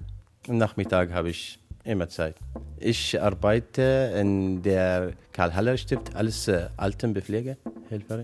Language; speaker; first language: German; non-native, learner; Arabic